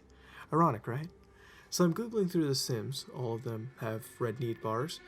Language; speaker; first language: English; native; English